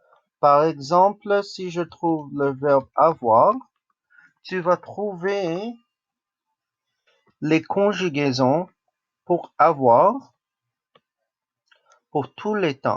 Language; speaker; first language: French; non-native, local second language; English